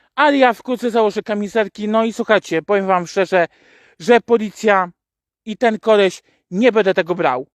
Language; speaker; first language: Polish; native; Polish